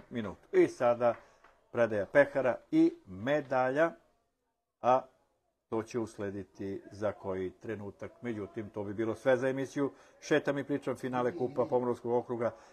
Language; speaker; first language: Serbian; native; Serbian